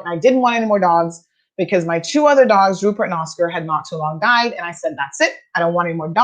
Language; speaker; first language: English; native; English